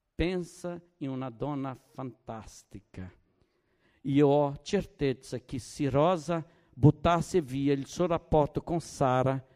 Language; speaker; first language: Italian; non-native, fluent; Portuguese